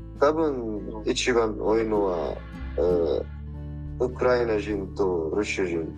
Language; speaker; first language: Japanese; non-native, learner; Arabic